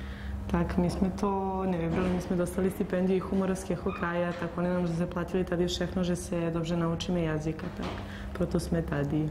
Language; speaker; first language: Czech; non-native, learner; Serbian